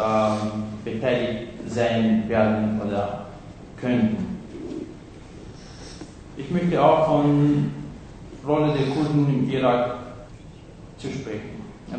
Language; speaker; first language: German; non-native, fluent; Kurdish